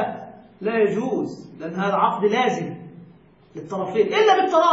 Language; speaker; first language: Arabic; native; Arabic